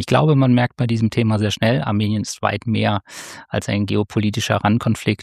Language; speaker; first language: German; native; German